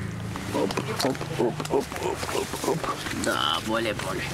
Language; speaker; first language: Russian; non-native, learner; Swahili